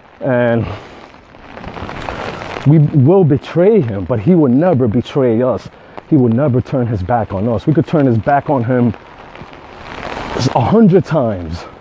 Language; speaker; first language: English; native; English